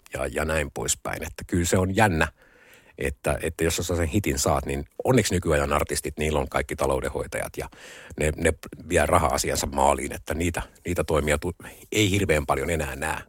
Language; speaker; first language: Finnish; native; Finnish